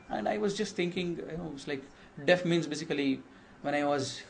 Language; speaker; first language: English; non-native, local second language; Kannada